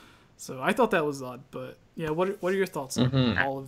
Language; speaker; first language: English; native; English